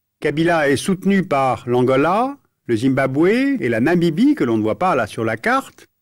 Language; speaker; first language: French; native; French